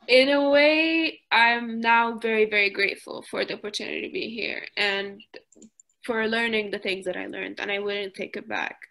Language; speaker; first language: English; early bilingual, other home language; Arabic